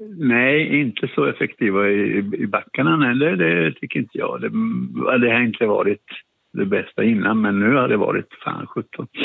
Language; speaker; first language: Swedish; non-native, fluent; Spanish